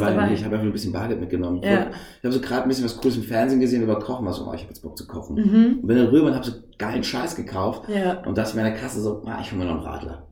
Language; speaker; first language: German; native; German